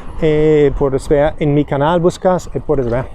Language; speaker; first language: Spanish; non-native, learner; German